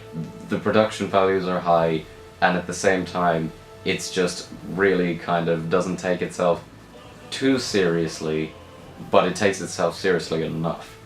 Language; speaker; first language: English; native; English